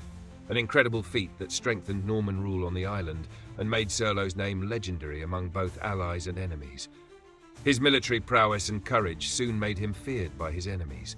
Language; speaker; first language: English; non-native, fluent; Italian